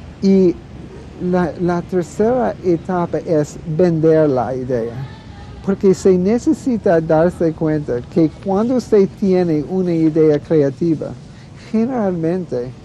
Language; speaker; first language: Spanish; non-native, fluent; English